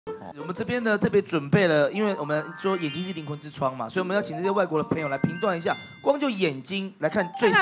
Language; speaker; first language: Chinese; native; Chinese